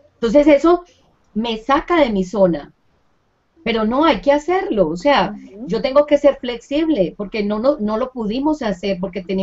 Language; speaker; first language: Spanish; native; Spanish